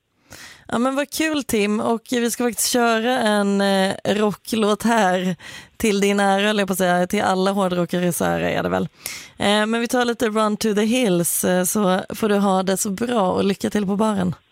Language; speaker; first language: Swedish; native; Swedish